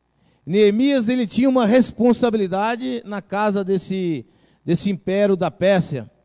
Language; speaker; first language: Portuguese; native; Portuguese